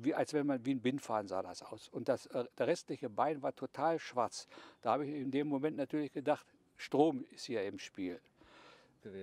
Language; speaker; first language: German; native; German